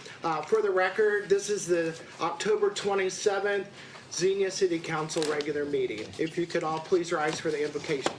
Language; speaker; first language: English; native; English